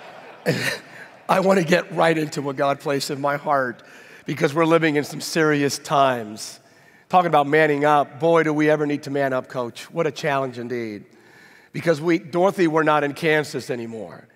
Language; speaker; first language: English; native; English